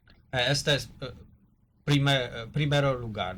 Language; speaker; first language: Spanish; non-native, learner; Polish